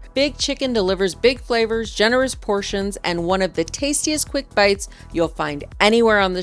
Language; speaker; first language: English; native; English